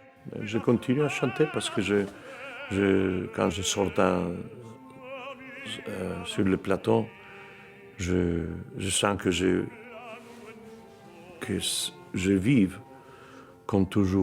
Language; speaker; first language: French; non-native, fluent; Spanish